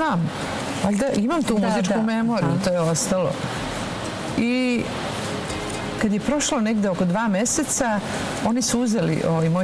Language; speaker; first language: Serbian; native; Serbian